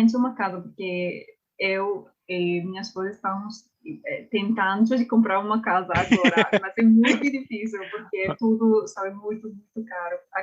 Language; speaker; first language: Portuguese; non-native, learner; English